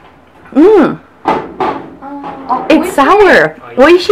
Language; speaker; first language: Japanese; non-native, learner; English